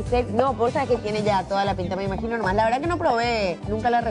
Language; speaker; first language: Spanish; native; Spanish